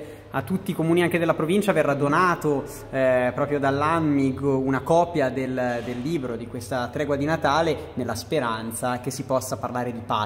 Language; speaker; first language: Italian; native; Italian